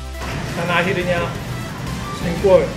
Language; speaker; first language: Indonesian; non-native, learner; Korean